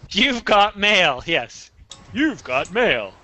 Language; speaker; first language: English; native; English